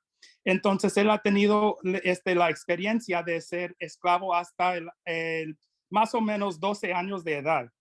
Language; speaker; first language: Spanish; non-native, fluent; English